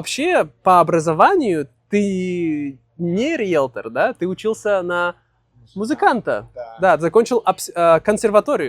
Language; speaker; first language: Russian; native; Russian